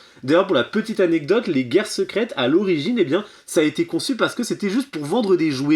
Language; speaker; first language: French; native; French